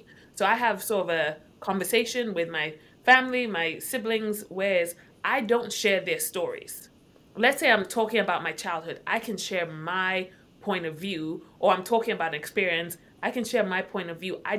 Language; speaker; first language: English; non-native, local second language; Akan